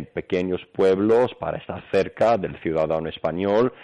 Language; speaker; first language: Spanish; non-native, fluent; Greek